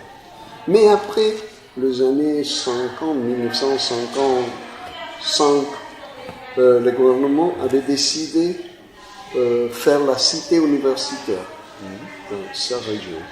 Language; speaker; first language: French; non-native, fluent; Spanish